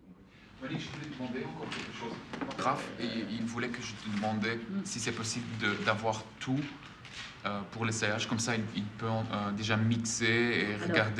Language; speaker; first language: French; non-native, fluent; Dutch